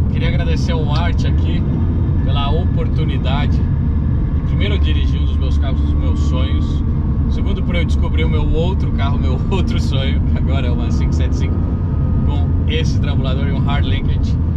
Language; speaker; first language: Portuguese; native; Portuguese